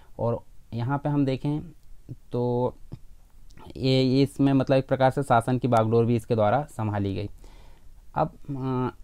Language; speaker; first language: Hindi; native; Hindi